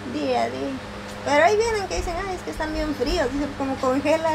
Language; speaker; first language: Spanish; native; Spanish